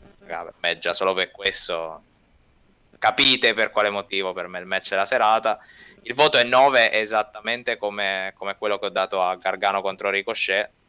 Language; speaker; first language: Italian; native; Italian